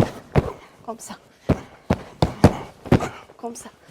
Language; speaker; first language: French; non-native, learner; Ukrainian